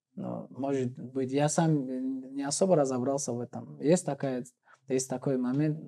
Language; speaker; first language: Russian; non-native, local second language; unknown